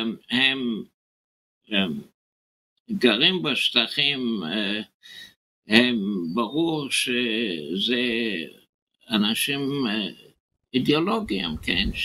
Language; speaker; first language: Hebrew; non-native, fluent; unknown